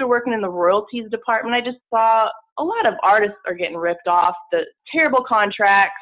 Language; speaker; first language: English; native; English